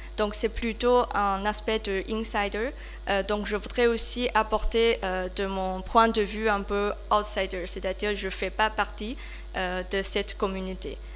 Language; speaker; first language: French; non-native, fluent; Chinese